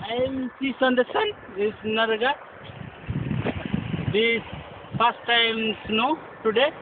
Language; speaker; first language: English; non-native, learner; Bangla